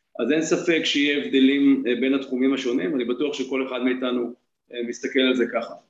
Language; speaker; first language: Hebrew; native; Hebrew